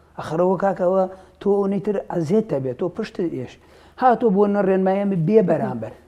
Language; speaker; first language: Central Kurdish; native; Central Kurdish